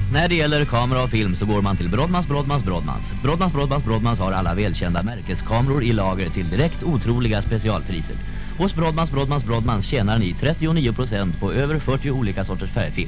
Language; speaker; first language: Swedish; native; Swedish